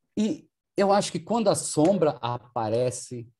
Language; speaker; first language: Portuguese; non-native, fluent; German